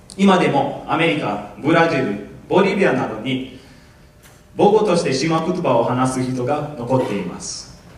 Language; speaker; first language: Japanese; non-native, fluent; English